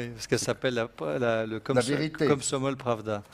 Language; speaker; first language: French; native; French